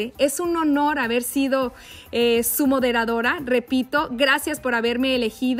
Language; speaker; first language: Spanish; native; Spanish